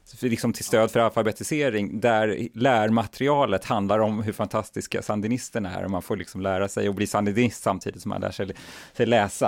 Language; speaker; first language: Swedish; native; Swedish